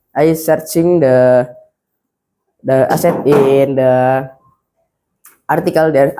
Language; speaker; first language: English; non-native, learner; Indonesian